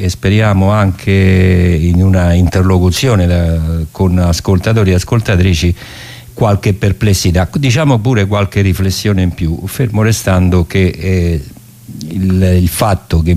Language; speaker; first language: Italian; native; Italian